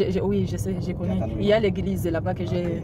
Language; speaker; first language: French; non-native, learner; Kinyarwanda